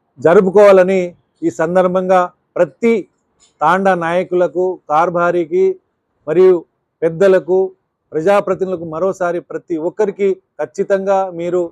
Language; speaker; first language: Telugu; non-native, local second language; Lambadi